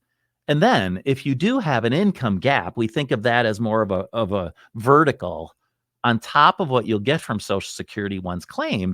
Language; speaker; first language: English; native; English